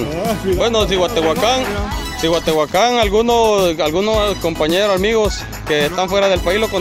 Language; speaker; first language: Spanish; native; Spanish